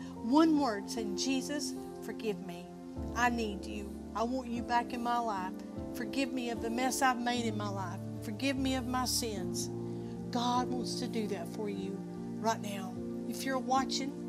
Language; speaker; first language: English; native; English